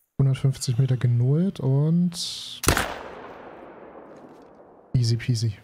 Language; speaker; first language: German; native; German